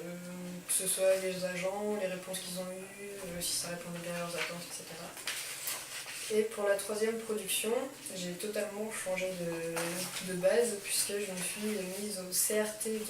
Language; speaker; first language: French; native; French